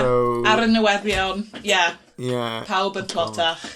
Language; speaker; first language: Welsh; non-native, local second language; English